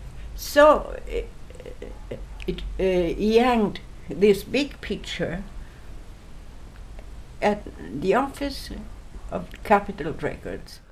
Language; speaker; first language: English; non-native, fluent; Italian